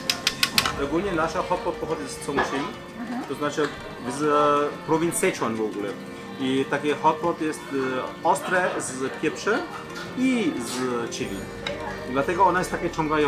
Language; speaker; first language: Polish; non-native, fluent; Chinese